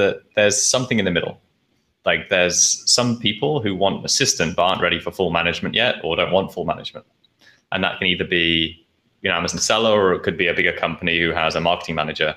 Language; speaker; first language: English; native; English